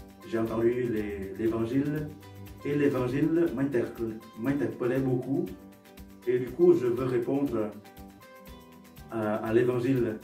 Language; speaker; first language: French; non-native, fluent; Vietnamese